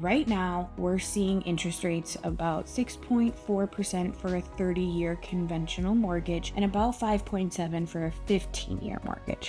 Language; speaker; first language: English; native; English